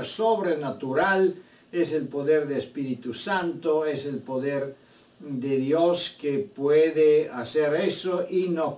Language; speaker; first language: Spanish; non-native, fluent; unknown